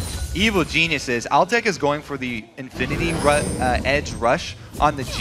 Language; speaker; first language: English; native; English